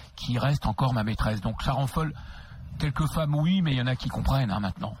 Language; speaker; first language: French; native; French